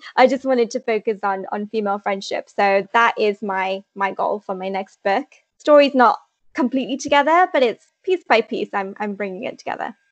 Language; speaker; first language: English; native; English